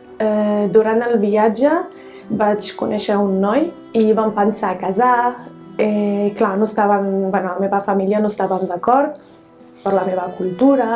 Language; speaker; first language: Catalan; non-native, fluent; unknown